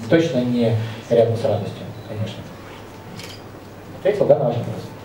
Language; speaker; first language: Russian; native; Russian